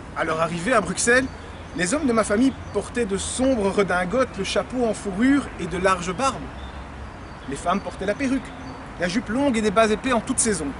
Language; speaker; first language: French; native; French